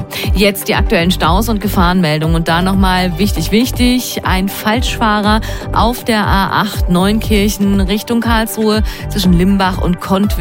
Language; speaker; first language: German; native; German